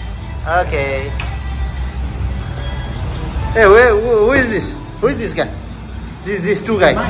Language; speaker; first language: English; non-native, learner; Nepali